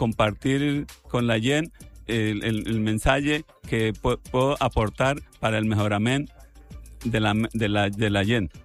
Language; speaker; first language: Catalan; non-native, learner; Spanish